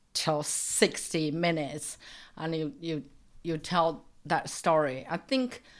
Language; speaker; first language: English; non-native, fluent; Chinese